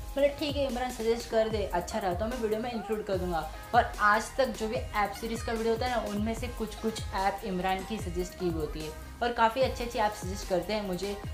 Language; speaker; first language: Hindi; native; Hindi